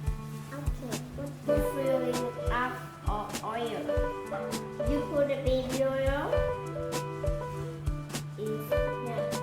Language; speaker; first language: English; non-native, learner; Vietnamese